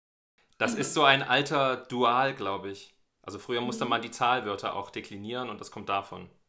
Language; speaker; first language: German; native; German